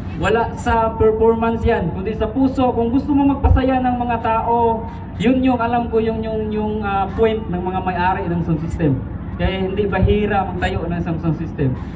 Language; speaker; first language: Filipino; non-native, local second language; Cebuano